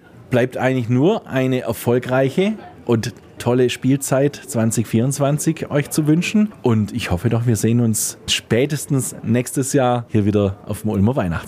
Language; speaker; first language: German; native; German